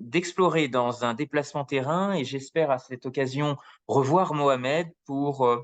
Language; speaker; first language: French; native; French